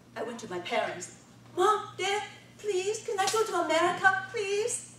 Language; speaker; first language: English; non-native, fluent; Chinese